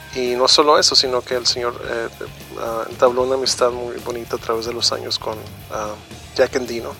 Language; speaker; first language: Spanish; native; Spanish